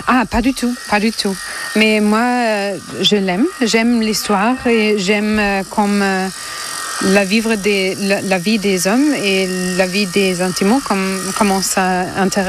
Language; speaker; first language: French; non-native, fluent; German